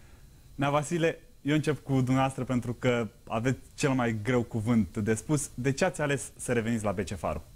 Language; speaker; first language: Romanian; native; Romanian